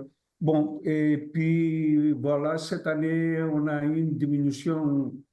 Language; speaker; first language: French; non-native, fluent; Greek